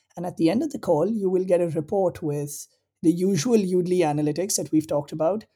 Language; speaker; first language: English; non-native, local second language; Hindi